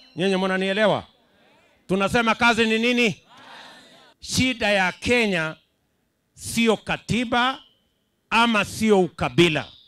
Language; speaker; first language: Swahili; non-native, local second language; Kalenjin